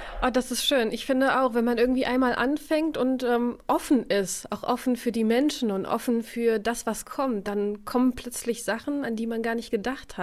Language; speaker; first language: German; native; German